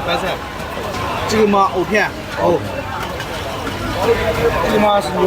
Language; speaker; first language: Chinese; native; Chinese